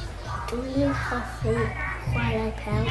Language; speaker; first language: Welsh; non-native, learner; English